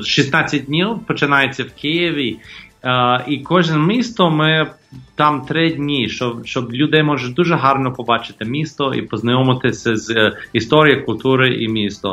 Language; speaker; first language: Ukrainian; non-native, fluent; English